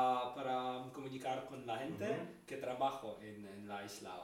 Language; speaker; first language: Spanish; non-native, learner; Polish